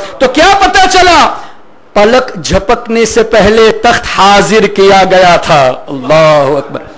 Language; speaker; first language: Urdu; non-native, fluent; Memoni